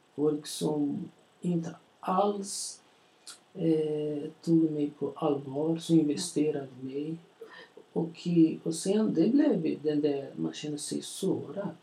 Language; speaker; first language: Swedish; non-native, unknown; Portuguese